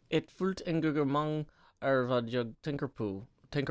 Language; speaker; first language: Swedish; non-native, learner; English